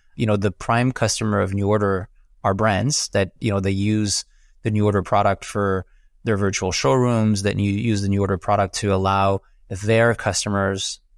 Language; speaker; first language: English; non-native, fluent; French